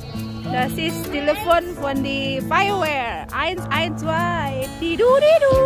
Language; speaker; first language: German; non-native, learner; Indonesian